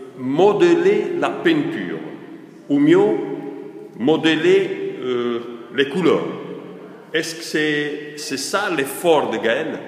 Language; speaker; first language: French; non-native, fluent; Italian